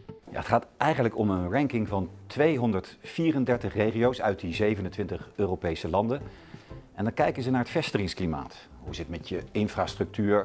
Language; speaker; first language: Dutch; native; Dutch